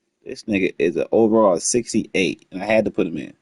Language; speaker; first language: English; native; English